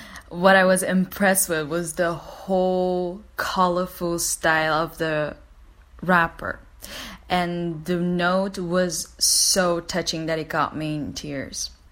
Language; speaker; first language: English; non-native, fluent; Persian